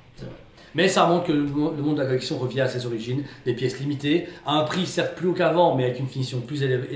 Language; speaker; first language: French; native; French